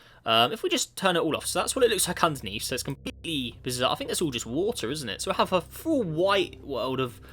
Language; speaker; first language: English; native; English